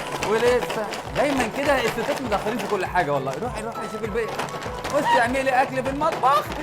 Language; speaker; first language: Arabic; native; Arabic